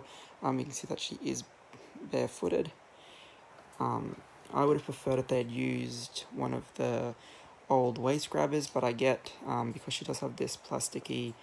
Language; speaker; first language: English; native; English